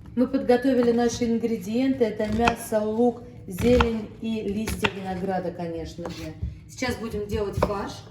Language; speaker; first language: Russian; native; Russian